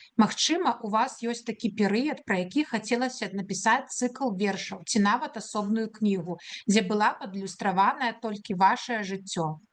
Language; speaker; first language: Belarusian; non-native, local second language; Russian